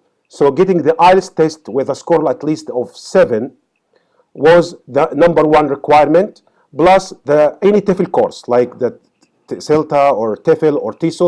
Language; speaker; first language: English; non-native, fluent; Arabic